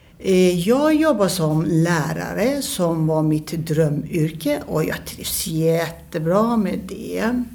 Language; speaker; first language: Swedish; early bilingual, other home language; Turkish